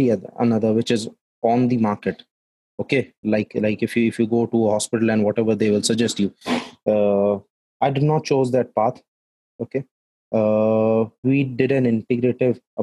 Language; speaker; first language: English; non-native, local second language; Hindi